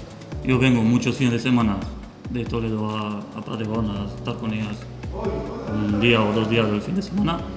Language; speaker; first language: Spanish; non-native, fluent; Romanian